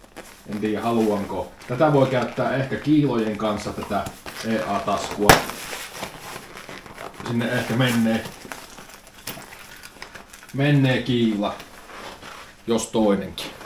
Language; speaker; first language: Finnish; native; Finnish